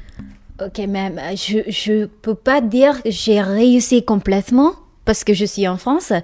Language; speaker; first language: French; non-native, learner; Malayalam